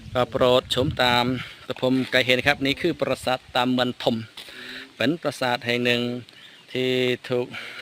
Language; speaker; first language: Thai; non-native, fluent; Khmer